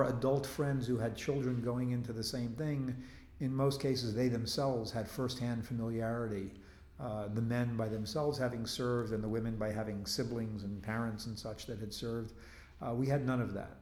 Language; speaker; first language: English; native; English